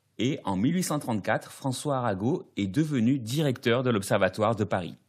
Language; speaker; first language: French; native; French